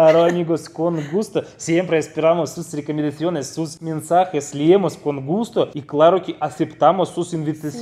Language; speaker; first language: Spanish; non-native, fluent; Russian